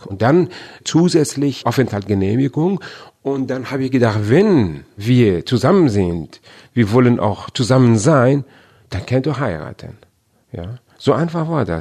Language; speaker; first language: German; non-native, fluent; Persian